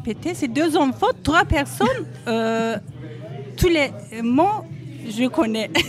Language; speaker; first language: French; non-native, learner; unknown